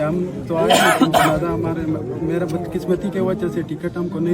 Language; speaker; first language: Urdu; non-native, local second language; Pashto